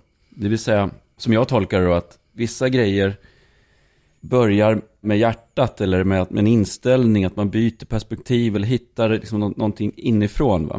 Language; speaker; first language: Swedish; native; Swedish